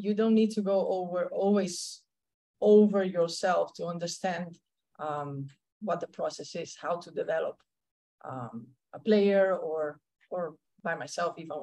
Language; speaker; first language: English; non-native, fluent; Slovenian